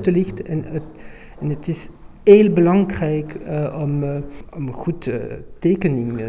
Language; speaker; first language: Dutch; non-native, local second language; French